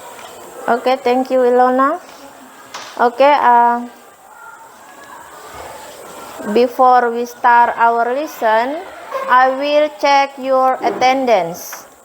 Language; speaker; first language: English; non-native, fluent; Indonesian